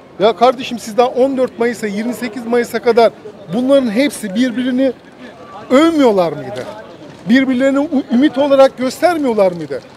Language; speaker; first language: Turkish; native; Turkish